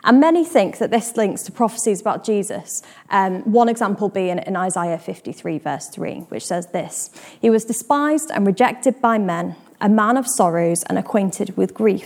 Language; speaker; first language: English; native; English